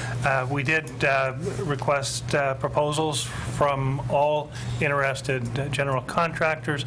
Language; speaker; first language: English; native; English